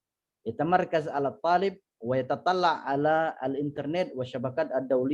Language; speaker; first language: Arabic; non-native, fluent; Indonesian